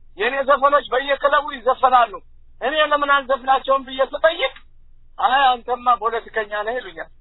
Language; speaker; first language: Amharic; native; Amharic